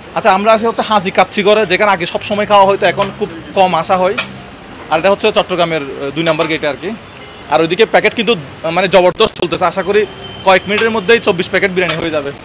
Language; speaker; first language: Bangla; native; Bangla